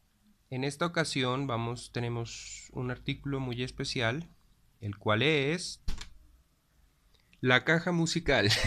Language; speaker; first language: Spanish; native; Spanish